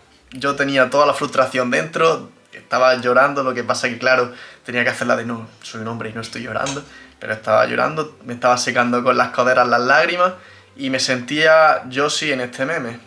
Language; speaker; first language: Spanish; native; Spanish